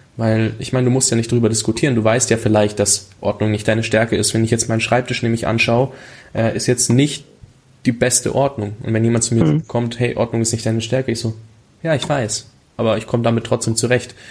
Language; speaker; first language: German; native; German